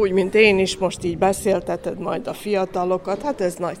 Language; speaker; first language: Hungarian; native; Hungarian